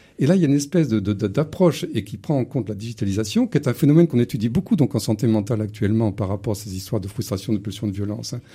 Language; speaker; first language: French; native; French